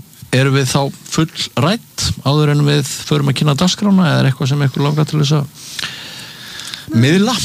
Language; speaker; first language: Icelandic; native; Icelandic